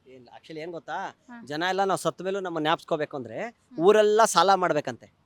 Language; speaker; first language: Kannada; native; Kannada